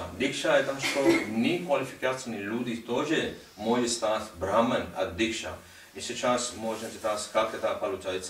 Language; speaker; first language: Russian; non-native, learner; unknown